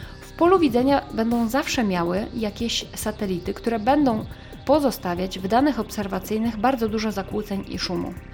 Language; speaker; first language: Polish; native; Polish